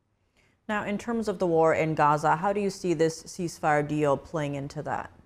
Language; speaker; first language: English; native; English